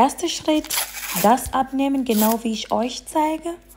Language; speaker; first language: German; non-native, fluent; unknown